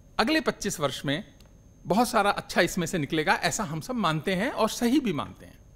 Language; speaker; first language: Hindi; native; Hindi